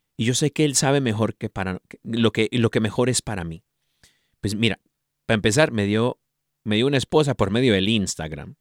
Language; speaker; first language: Spanish; early bilingual, heritage; Spanish